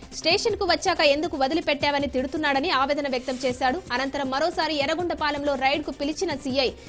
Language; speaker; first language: Telugu; native; Telugu